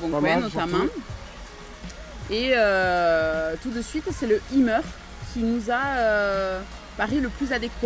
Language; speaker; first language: French; native; French